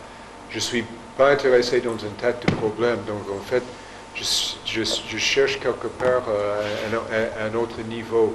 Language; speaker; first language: French; non-native, fluent; English